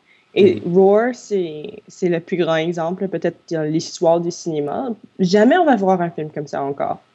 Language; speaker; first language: French; non-native, local second language; English